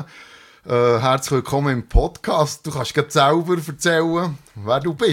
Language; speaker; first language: German; native; German